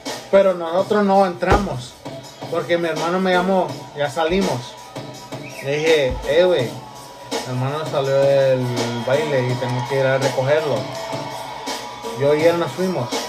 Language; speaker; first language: Spanish; early bilingual, heritage; Spanish